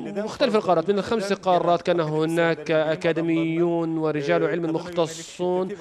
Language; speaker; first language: Arabic; non-native, fluent; Turkish